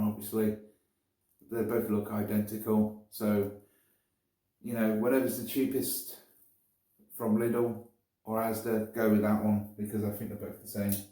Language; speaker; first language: English; native; English